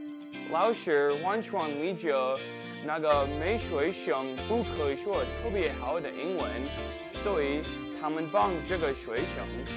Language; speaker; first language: Chinese; non-native, learner; English